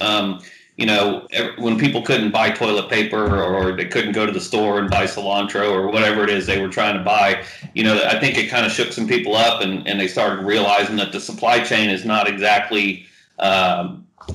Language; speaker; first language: English; native; English